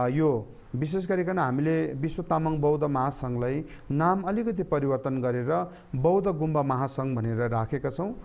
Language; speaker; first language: Nepali; non-native, local second language; Eastern Tamang